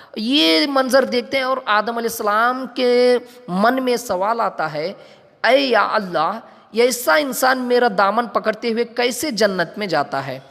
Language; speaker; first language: Urdu; native; Urdu